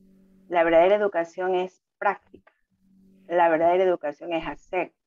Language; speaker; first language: Spanish; native; Spanish